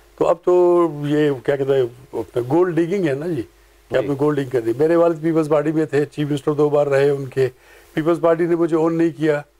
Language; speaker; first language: Urdu; non-native, local second language; Pashto